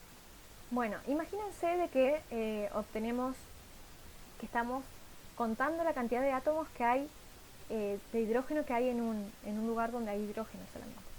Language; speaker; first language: Spanish; native; Spanish